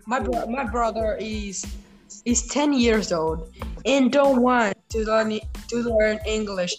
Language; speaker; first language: English; non-native, learner; Portuguese